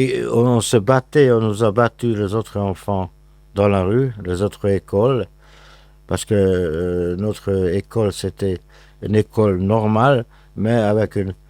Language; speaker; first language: French; non-native, fluent; Hungarian